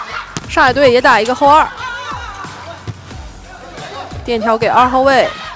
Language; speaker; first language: Chinese; native; Chinese